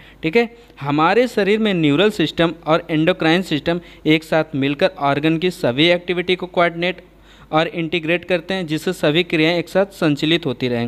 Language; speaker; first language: Hindi; native; Hindi